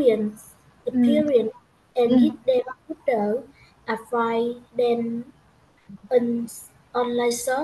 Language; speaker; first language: English; non-native, learner; Vietnamese